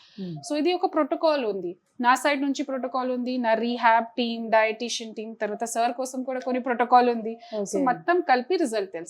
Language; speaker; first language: Telugu; non-native, local second language; Hindi